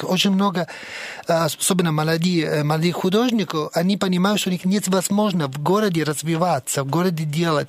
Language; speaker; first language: Russian; non-native, fluent; Italian